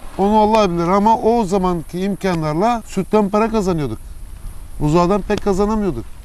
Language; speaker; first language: Turkish; early bilingual, heritage; Turkish